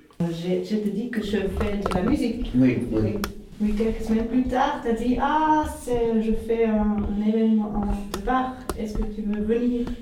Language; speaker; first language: French; non-native, fluent; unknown